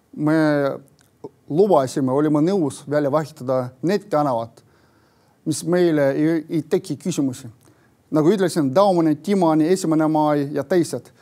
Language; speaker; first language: Estonian; non-native, local second language; Russian